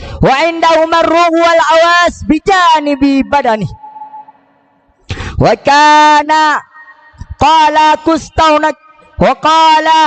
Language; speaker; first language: Arabic; non-native, learner; Achinese